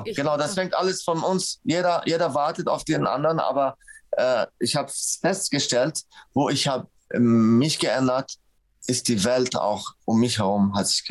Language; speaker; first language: German; non-native, fluent; Arabic